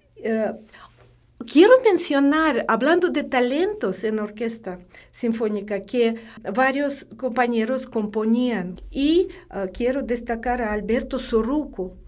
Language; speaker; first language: Spanish; non-native, fluent; Russian